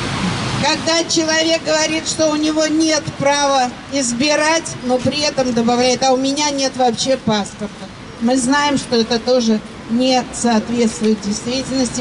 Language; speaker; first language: Russian; native; Russian